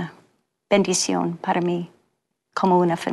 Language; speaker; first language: Spanish; non-native, fluent; English